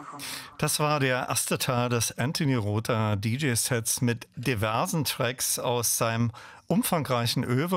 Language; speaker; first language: German; native; German